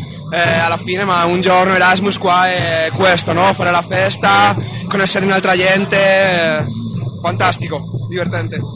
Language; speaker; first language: Italian; non-native, learner; Spanish